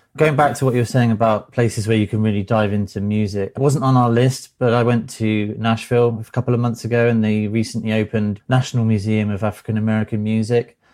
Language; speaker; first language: English; native; English